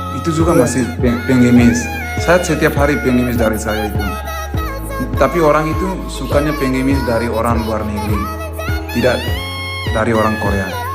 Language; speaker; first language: Indonesian; non-native, local second language; Tetum